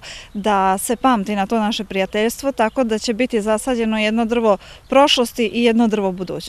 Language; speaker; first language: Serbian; non-native, local second language; Slovak